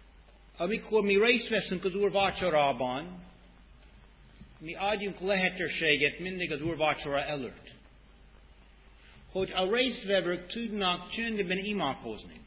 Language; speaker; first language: Hungarian; non-native, fluent; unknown